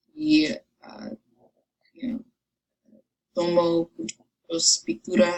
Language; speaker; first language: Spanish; non-native, learner; English